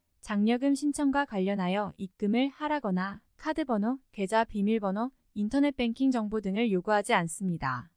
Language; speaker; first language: Korean; native; Korean